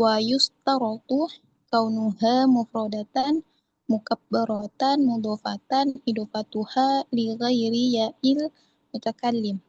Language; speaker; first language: Arabic; non-native, learner; Indonesian